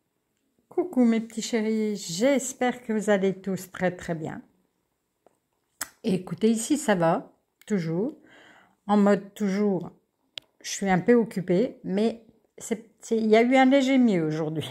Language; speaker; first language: French; native; French